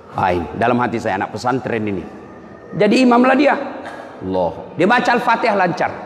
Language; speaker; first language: Indonesian; native; Indonesian